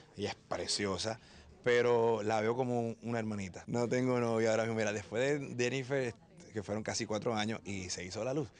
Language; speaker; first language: Spanish; native; Spanish